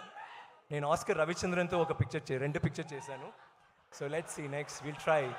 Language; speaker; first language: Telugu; non-native, learner; Tamil